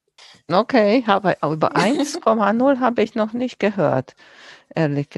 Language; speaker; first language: German; non-native, fluent; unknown